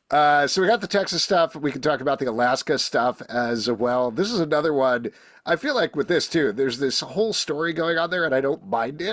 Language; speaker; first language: English; native; English